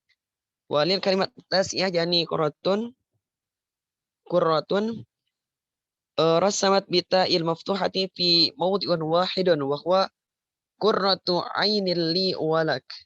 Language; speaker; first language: Arabic; non-native, learner; Indonesian